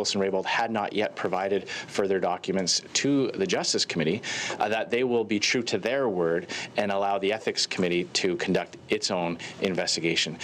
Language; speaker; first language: English; native; English